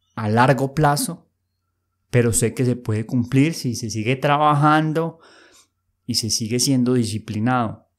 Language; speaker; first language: Spanish; native; Spanish